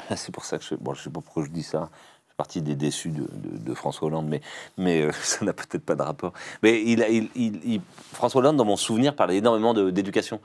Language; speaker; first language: French; native; French